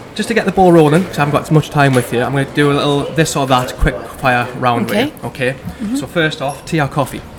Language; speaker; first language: English; native; English